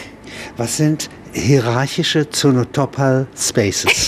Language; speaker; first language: German; native; German